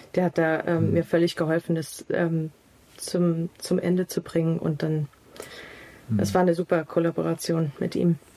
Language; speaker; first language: German; early bilingual, heritage; English